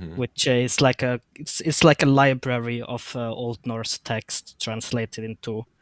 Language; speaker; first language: English; non-native, fluent; Norwegian